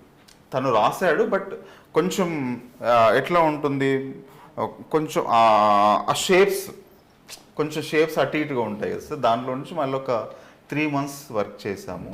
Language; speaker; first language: Telugu; native; Telugu